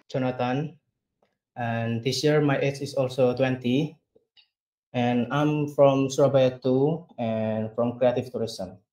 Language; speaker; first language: English; non-native, learner; Indonesian